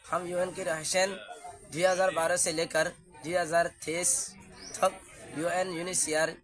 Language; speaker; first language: Hindi; non-native, learner; Rohingya